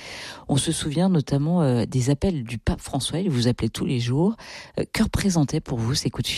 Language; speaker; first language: French; native; French